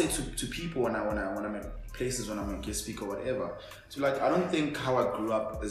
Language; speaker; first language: English; non-native, local second language; Zulu